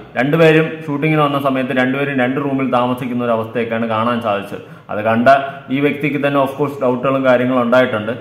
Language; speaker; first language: Malayalam; native; Malayalam